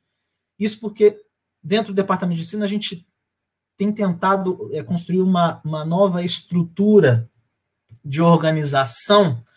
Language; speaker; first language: Portuguese; native; Portuguese